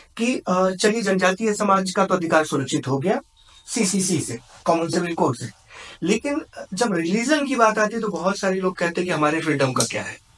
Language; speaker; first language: Hindi; native; Hindi